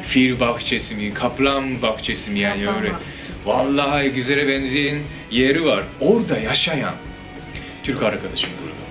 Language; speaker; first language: Turkish; non-native, fluent; Japanese